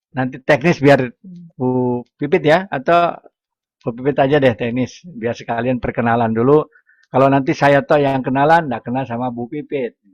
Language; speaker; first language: Indonesian; non-native, local second language; Sundanese